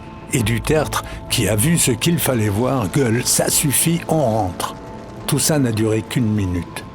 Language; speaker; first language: French; native; French